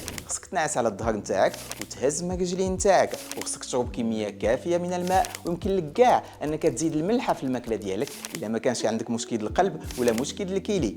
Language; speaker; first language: Arabic; native; Arabic